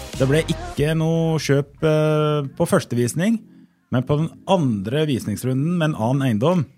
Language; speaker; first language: Norwegian; native; Norwegian